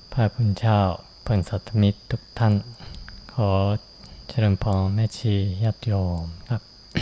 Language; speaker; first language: Thai; non-native, fluent; Japanese